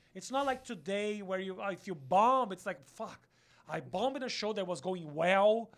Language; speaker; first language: English; non-native, fluent; Portuguese